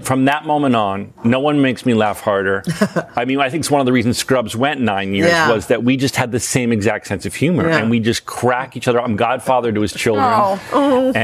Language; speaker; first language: English; native; English